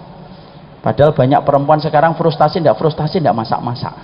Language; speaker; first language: Indonesian; native; Indonesian